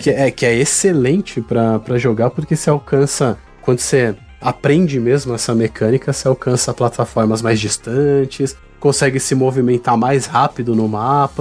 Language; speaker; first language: Portuguese; native; Portuguese